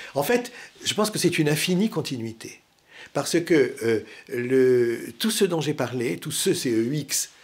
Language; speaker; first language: French; native; French